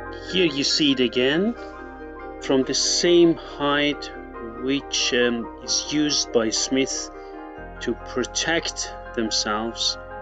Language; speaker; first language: English; non-native, fluent; Persian